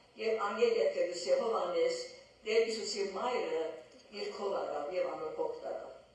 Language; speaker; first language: Armenian; early bilingual, heritage; Armenian